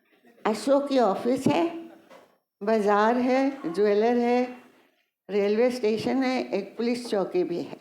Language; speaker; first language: Hindi; native; Hindi